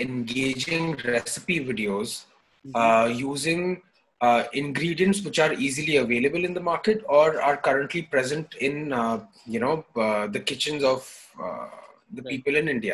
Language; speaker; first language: English; non-native, local second language; Hindi